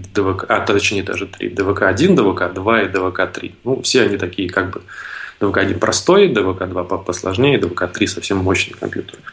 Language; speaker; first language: Russian; native; Russian